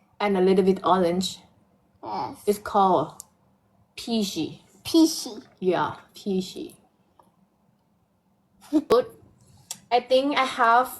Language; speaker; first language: English; non-native, learner; Thai